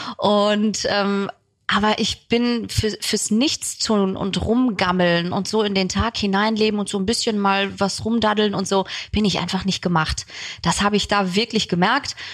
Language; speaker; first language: German; early bilingual, other home language; Turkish